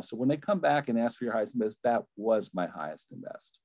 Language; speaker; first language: English; native; English